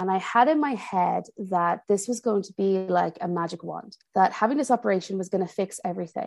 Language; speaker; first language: English; native; English